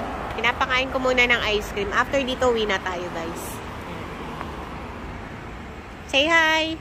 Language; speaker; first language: Filipino; native; Filipino